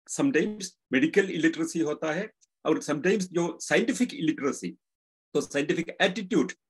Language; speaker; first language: Hindi; non-native, local second language; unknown